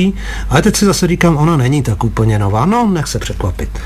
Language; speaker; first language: Czech; native; Czech